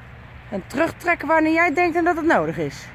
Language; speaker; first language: Dutch; native; Dutch